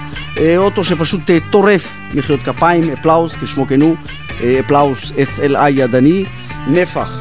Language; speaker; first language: Hebrew; native; Hebrew